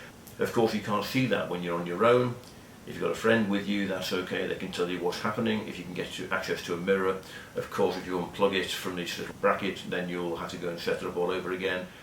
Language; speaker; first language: English; native; English